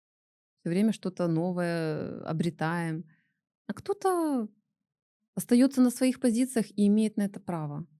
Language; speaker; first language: Russian; native; Russian